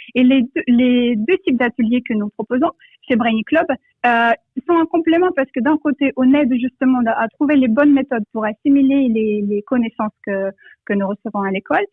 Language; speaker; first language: French; non-native, fluent; Russian